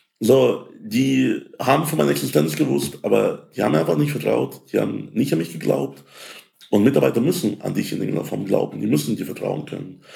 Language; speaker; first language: German; early bilingual, other home language; Russian